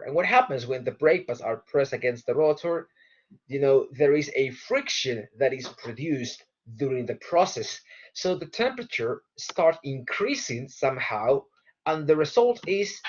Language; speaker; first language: English; non-native, fluent; Spanish